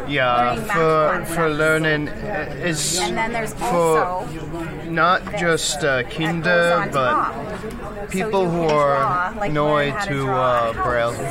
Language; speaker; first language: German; non-native, learner; English